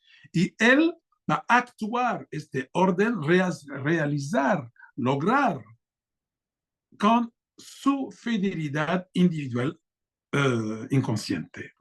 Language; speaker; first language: Spanish; non-native, fluent; French